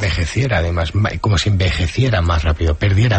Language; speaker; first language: Spanish; native; Spanish